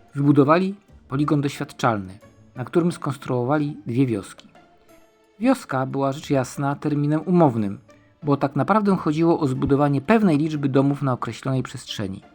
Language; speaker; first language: Polish; native; Polish